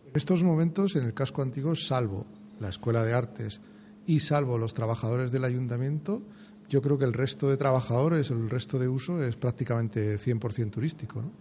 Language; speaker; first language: Spanish; native; Spanish